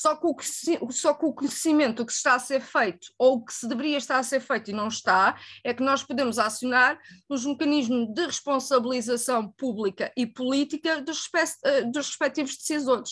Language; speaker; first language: Portuguese; native; Portuguese